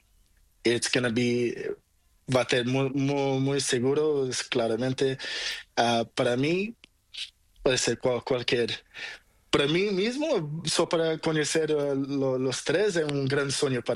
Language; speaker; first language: Spanish; non-native, learner; Portuguese